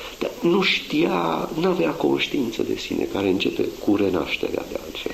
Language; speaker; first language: Romanian; non-native, local second language; Hungarian